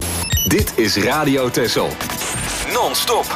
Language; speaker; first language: Dutch; native; Dutch